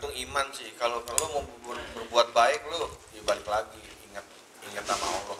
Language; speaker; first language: Indonesian; native; Indonesian